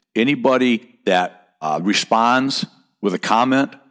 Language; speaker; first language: English; native; English